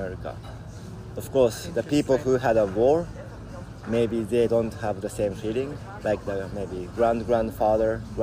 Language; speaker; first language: English; non-native, learner; Japanese